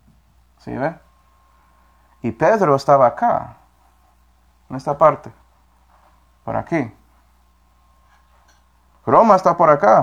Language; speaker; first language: Spanish; non-native, fluent; English